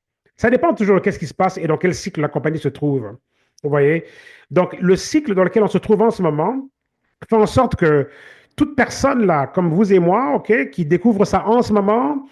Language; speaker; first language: French; native; French